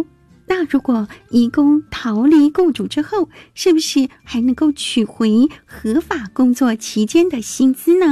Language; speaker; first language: Chinese; native; Chinese